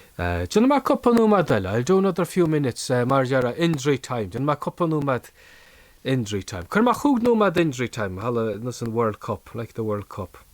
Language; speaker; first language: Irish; native; Irish